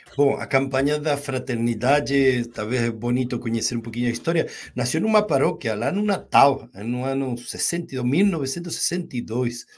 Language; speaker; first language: Portuguese; non-native, fluent; Spanish